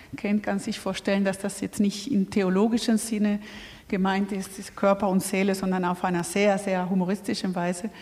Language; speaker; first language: German; non-native, fluent; Spanish